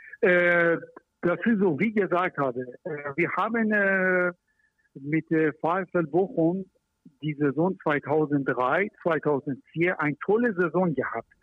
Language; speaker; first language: German; non-native, learner; Persian